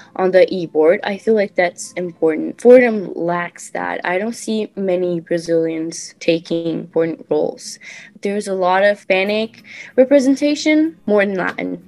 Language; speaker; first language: English; non-native, fluent; Portuguese